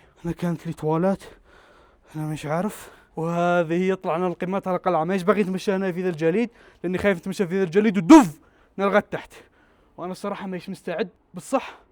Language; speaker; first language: Arabic; native; Arabic